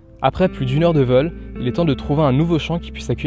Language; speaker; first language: French; native; French